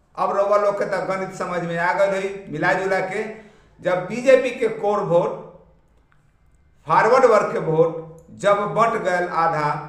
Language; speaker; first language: Bhojpuri; native; Bhojpuri